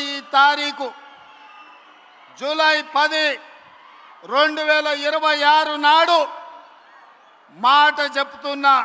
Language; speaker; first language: Telugu; native; Telugu